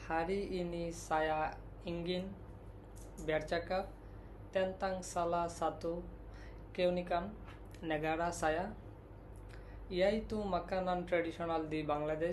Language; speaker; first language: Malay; non-native, learner; Bangla